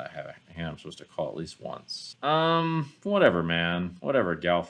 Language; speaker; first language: English; native; English